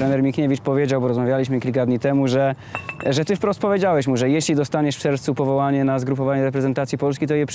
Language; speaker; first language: Polish; native; Polish